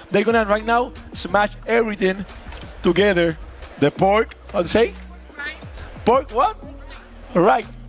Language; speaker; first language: English; non-native, learner; Spanish